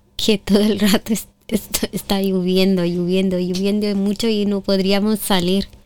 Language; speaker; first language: Spanish; non-native, learner; Urdu